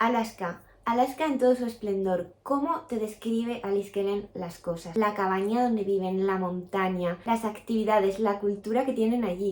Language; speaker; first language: Spanish; native; Spanish